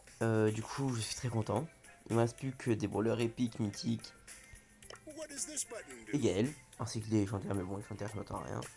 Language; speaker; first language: French; native; French